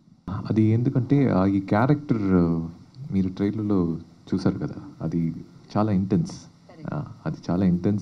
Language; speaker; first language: Telugu; non-native, local second language; Tamil